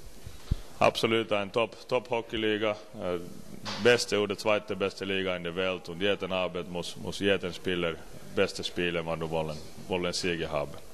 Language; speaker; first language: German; non-native, learner; Finnish